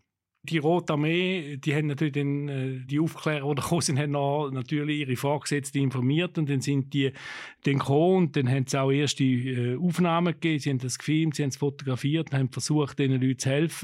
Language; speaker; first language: German; native; German